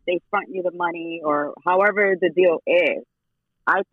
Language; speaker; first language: English; native; English